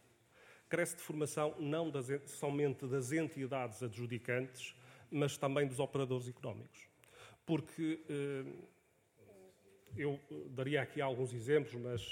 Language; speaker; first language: Portuguese; native; Portuguese